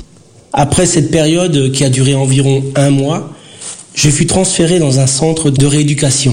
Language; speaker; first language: French; early bilingual, other home language; Portuguese